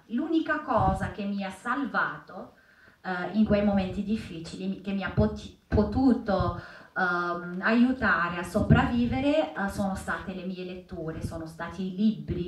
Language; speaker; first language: Italian; non-native, fluent; Arabic